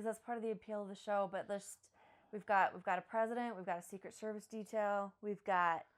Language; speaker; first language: English; native; English